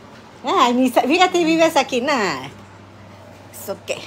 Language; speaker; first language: Spanish; native; Spanish